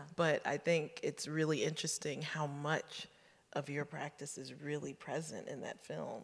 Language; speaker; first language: English; native; English